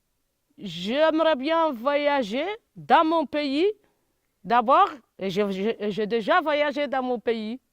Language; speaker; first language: French; non-native, local second language; Arabic